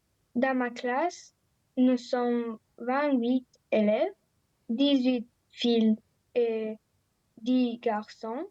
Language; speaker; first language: French; non-native, learner; Romanian